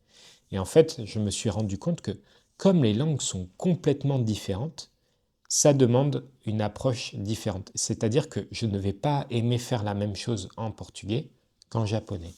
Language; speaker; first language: French; native; French